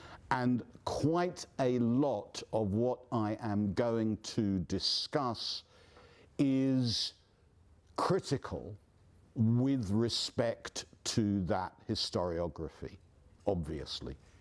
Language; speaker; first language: English; native; English